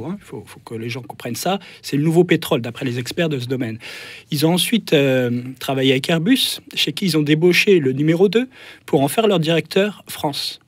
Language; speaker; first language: French; native; French